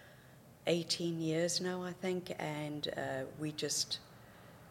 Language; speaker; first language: English; native; English